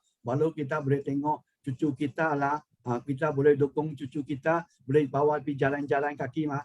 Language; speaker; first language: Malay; non-native, local second language; Min Nan Chinese